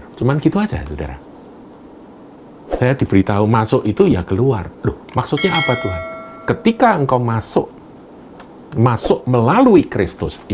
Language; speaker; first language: Indonesian; native; Indonesian